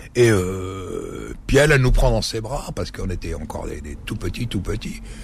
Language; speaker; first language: French; early bilingual, other home language; Arabic